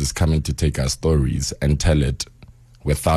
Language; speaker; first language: English; non-native, local second language; Northern Sotho